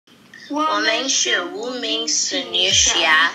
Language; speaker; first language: Chinese; non-native, learner; English